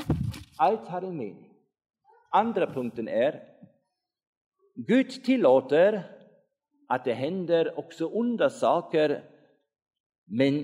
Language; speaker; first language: Swedish; non-native, fluent; German